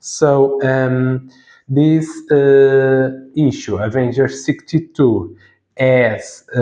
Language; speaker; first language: English; non-native, fluent; Portuguese